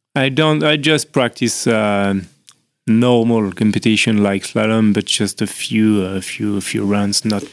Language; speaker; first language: English; non-native, learner; French